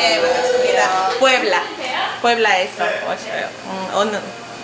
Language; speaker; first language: Korean; non-native, learner; Spanish